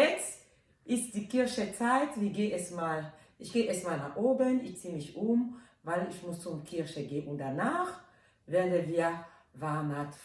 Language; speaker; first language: German; non-native, fluent; Lingala